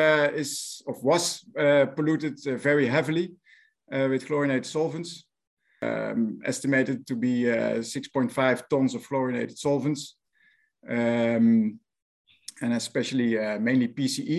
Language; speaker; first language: English; non-native, fluent; Dutch